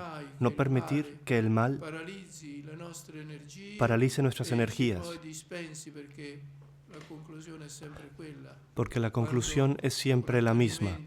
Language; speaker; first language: Spanish; non-native, fluent; Italian